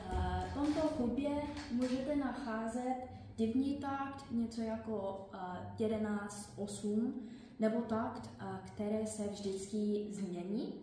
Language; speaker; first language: Czech; non-native, learner; English